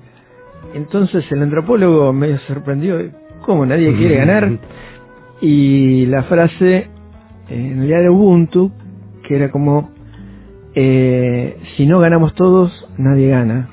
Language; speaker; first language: Spanish; native; Spanish